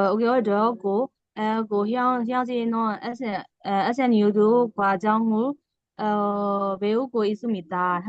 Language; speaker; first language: Korean; non-native, learner; Burmese